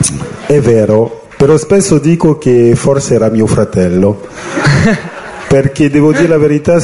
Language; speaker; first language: Italian; non-native, fluent; French